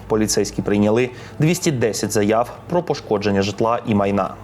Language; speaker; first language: Ukrainian; native; Ukrainian